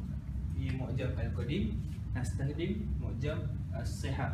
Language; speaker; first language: Arabic; non-native, learner; Malay